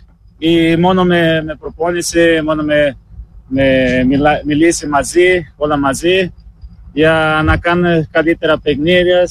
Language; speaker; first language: Greek; non-native, learner; Portuguese